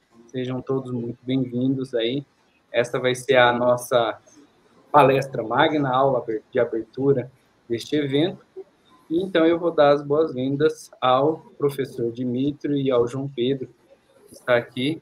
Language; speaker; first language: Portuguese; native; Portuguese